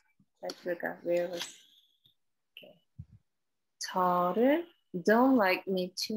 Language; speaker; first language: English; non-native, learner; Korean